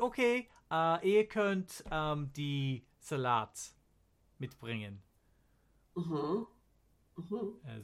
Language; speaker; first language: German; non-native, learner; English